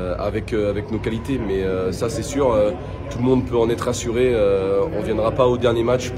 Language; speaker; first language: French; native; French